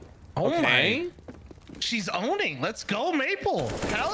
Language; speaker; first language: English; native; English